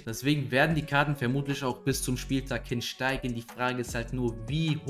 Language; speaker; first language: German; native; German